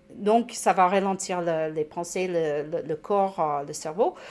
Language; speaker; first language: French; non-native, fluent; English